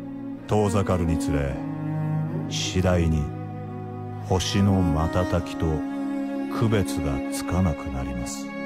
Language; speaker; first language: Japanese; native; Japanese